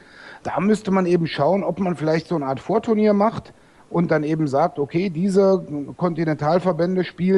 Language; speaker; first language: German; native; German